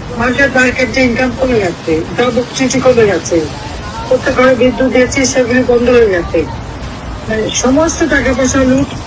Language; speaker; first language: Bangla; native; Bangla